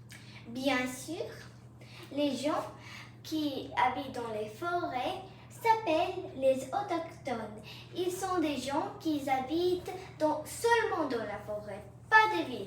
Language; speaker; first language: French; non-native, learner; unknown